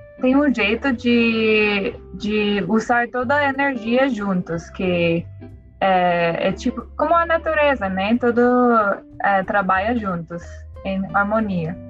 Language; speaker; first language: Portuguese; non-native, learner; English